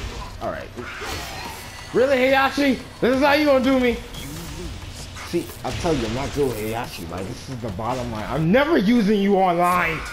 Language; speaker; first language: English; native; English